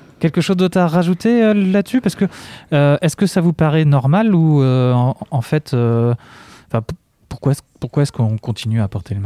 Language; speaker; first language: French; native; French